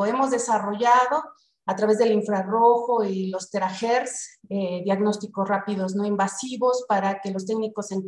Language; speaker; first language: Spanish; native; Spanish